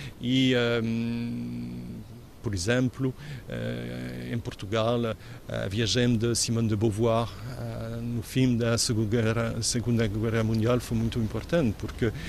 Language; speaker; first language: Portuguese; non-native, fluent; French